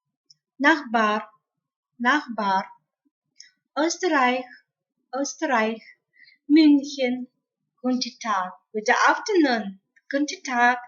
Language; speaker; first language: German; non-native, learner; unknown